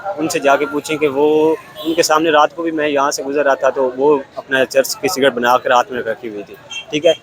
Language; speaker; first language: Urdu; non-native, local second language; Punjabi